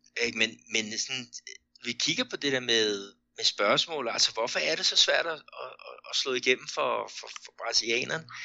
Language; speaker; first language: Danish; native; Danish